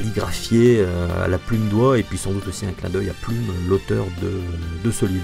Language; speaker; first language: French; native; French